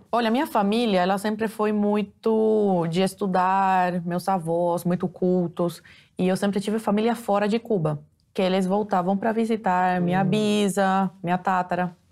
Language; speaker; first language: Portuguese; early bilingual, other home language; Spanish